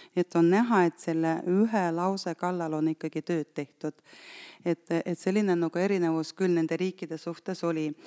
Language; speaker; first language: Estonian; non-native, local second language; Russian